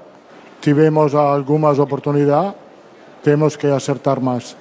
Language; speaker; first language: Portuguese; non-native, learner; Spanish